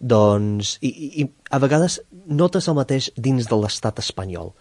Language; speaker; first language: Catalan; non-native, fluent; English